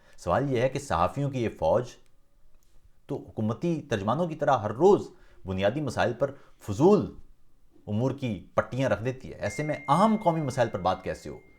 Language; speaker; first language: Urdu; native; Urdu